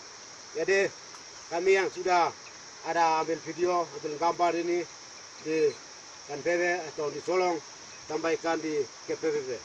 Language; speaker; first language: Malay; non-native, local second language; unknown